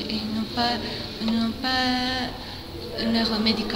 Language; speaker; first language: French; non-native, fluent; Japanese